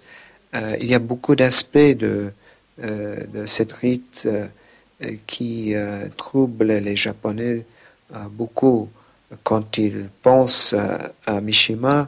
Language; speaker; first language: French; non-native, fluent; English